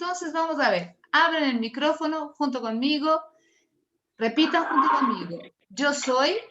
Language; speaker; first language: Spanish; non-native, fluent; Portuguese